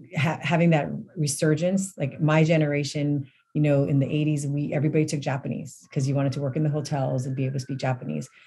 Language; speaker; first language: English; native; English